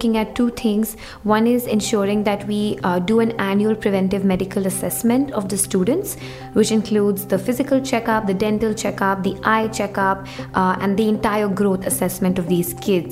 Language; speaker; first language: English; non-native, local second language; Hindi